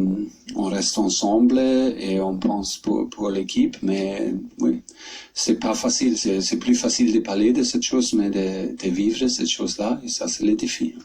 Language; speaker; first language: French; non-native, learner; German